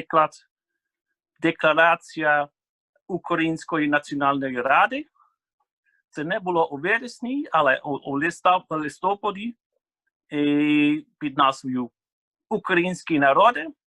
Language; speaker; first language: Ukrainian; non-native, fluent; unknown